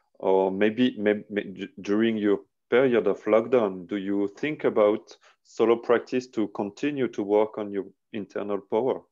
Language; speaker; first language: English; non-native, learner; French